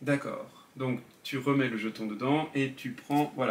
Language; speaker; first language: French; native; French